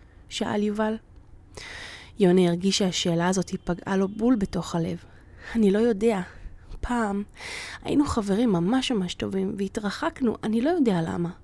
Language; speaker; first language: Hebrew; native; Hebrew